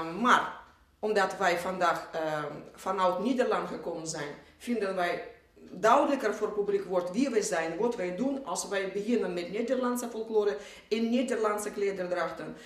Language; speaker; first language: Dutch; non-native, fluent; Russian